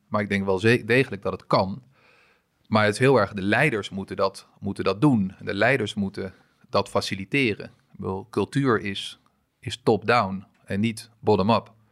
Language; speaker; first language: Dutch; early bilingual, other home language; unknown